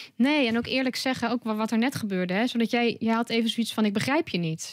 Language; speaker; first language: Dutch; native; Dutch